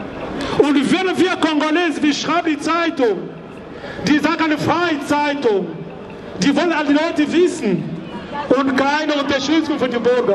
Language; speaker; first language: German; non-native, learner; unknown